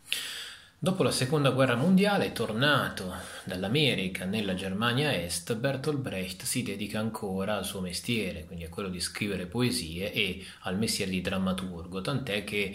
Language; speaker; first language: Italian; native; Italian